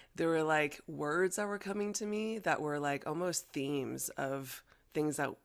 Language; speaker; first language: English; early bilingual, other home language; Chinese